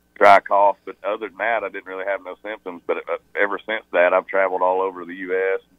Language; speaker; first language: English; native; English